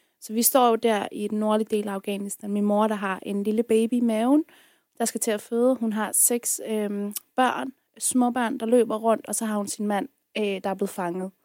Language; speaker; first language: Danish; early bilingual, other home language; Persian